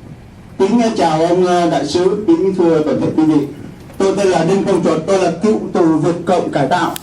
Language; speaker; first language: Vietnamese; native; Vietnamese